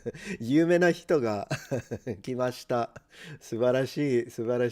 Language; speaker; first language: Japanese; non-native, fluent; English